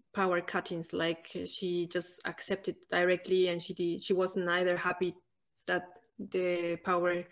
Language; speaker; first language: English; non-native, fluent; Spanish